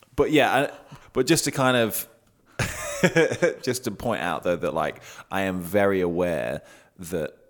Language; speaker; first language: English; native; English